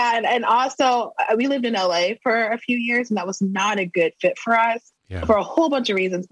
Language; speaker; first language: English; native; English